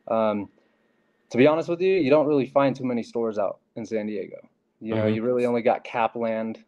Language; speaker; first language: English; native; English